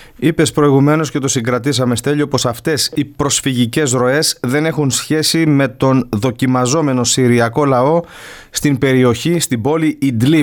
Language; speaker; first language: Greek; native; Greek